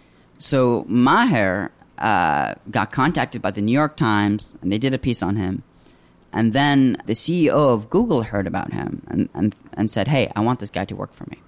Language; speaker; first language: English; early bilingual, other home language; Arabic